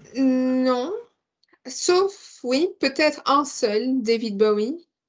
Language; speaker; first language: French; non-native, learner; English